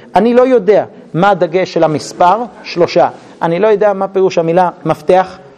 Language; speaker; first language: Hebrew; non-native, fluent; English